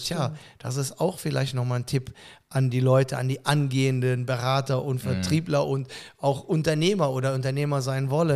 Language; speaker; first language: German; native; German